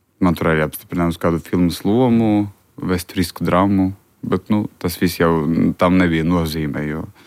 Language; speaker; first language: Latvian; non-native, local second language; Russian